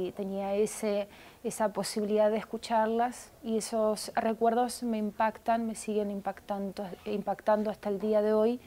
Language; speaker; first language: Spanish; early bilingual, other home language; Russian